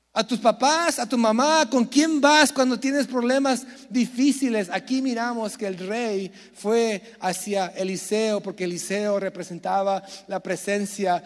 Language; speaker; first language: Spanish; early bilingual, heritage; Spanish